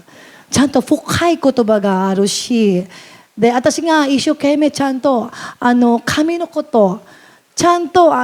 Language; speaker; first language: Japanese; non-native, learner; Filipino